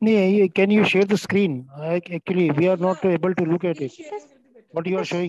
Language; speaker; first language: English; non-native, local second language; Hindi